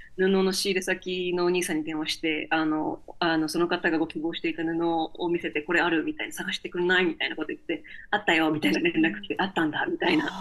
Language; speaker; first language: Japanese; native; Japanese